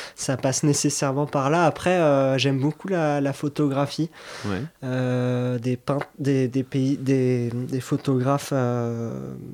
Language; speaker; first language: French; native; French